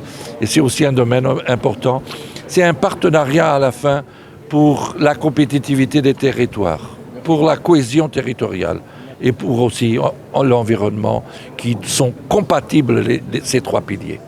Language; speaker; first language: French; non-native, fluent; Portuguese